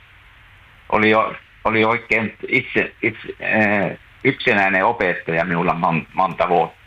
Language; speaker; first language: Finnish; native; Finnish